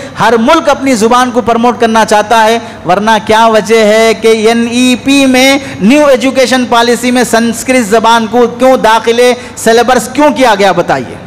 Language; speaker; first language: Urdu; native; Urdu